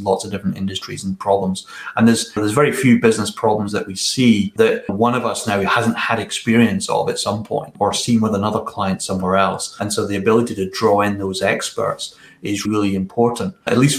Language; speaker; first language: English; native; English